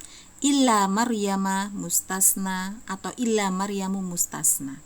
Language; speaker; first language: Arabic; non-native, fluent; Indonesian